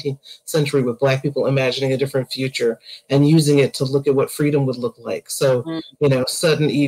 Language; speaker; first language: English; native; English